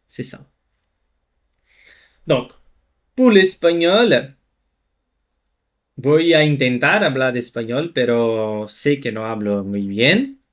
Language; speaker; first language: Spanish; non-native, fluent; Portuguese